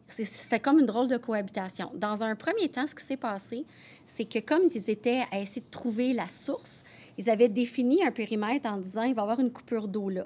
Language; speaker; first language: French; native; French